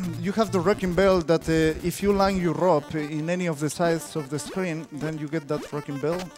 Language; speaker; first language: English; non-native, fluent; Spanish